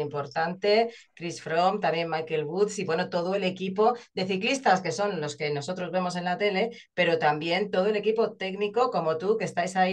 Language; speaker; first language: Spanish; native; Spanish